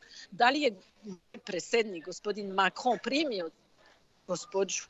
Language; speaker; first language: Croatian; non-native, fluent; French